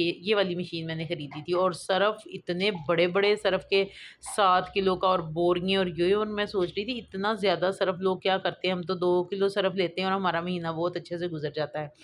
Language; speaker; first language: Urdu; non-native, local second language; Punjabi